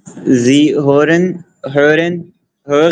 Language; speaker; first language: German; non-native, learner; Urdu